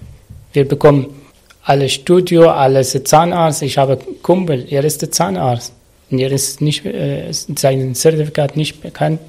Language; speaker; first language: German; non-native, learner; Arabic